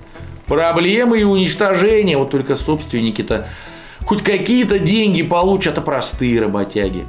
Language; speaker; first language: Russian; native; Russian